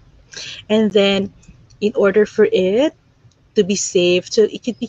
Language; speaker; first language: English; non-native, local second language; Filipino